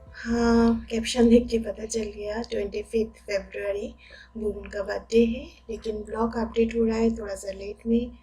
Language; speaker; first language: Hindi; non-native, local second language; Bangla